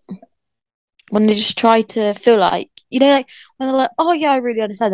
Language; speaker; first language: English; native; English